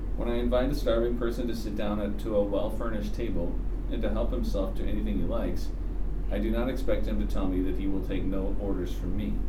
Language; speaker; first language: English; native; English